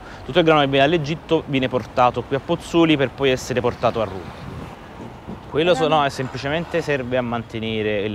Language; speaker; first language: Italian; native; Italian